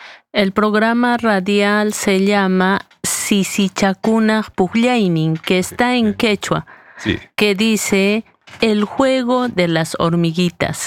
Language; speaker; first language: Spanish; native; Spanish